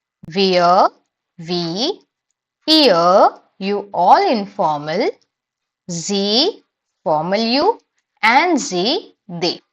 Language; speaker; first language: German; non-native, fluent; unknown